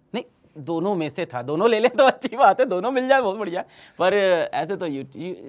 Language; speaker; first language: Hindi; native; Hindi